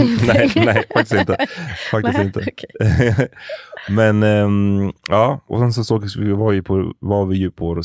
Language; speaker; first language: Swedish; native; Swedish